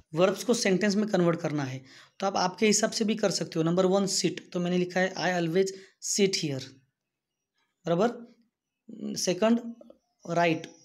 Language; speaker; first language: Hindi; non-native, local second language; Marathi